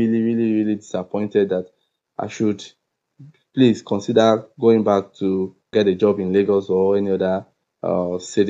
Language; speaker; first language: English; non-native, local second language; Yoruba